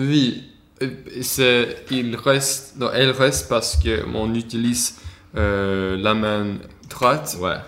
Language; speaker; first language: French; non-native, learner; Swedish